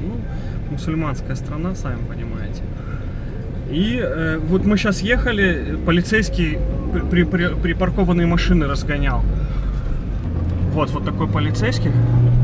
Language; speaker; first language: Russian; native; Russian